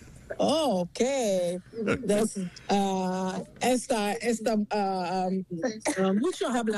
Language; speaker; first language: Spanish; non-native, learner; Dutch